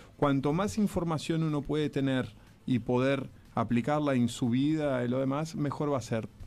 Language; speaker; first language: Spanish; native; Spanish